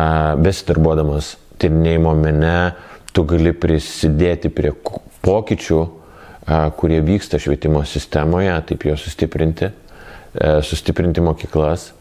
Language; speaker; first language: Lithuanian; native; Lithuanian